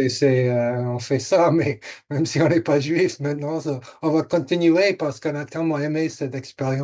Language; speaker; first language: French; non-native, fluent; English